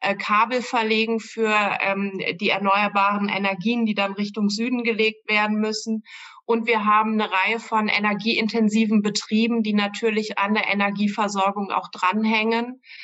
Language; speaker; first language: German; native; German